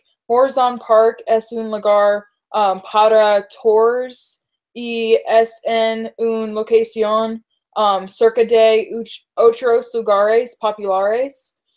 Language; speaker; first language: Spanish; non-native, learner; English